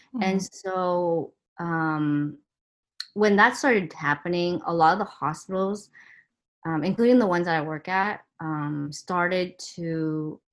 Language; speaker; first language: English; native; English